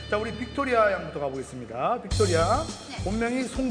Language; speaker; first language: Korean; native; Korean